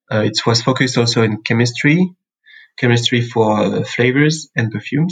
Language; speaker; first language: English; non-native, fluent; French